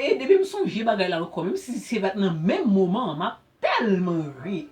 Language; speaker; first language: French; non-native, learner; Haitian Creole